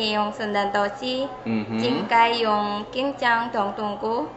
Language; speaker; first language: Cantonese; non-native, learner; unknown